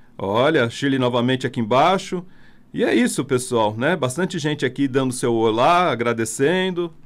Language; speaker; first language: Portuguese; non-native, fluent; Italian